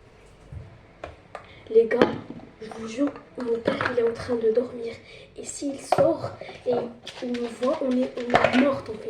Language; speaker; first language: French; early bilingual, other home language; Arabic